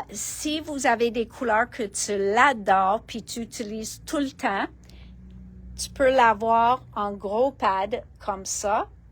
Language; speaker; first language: French; non-native, local second language; English